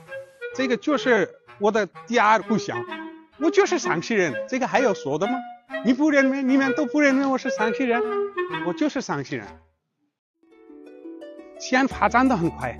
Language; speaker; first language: Chinese; non-native, fluent; Nepali